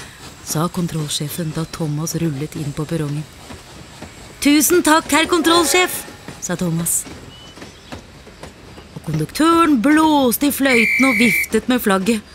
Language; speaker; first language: Norwegian; native; Norwegian